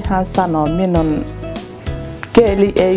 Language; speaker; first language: Finnish; non-native, learner; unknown